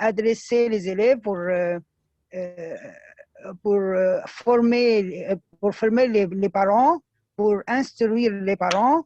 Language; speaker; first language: French; non-native, fluent; Arabic